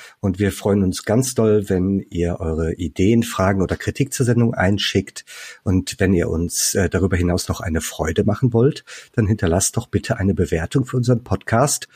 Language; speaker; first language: German; native; German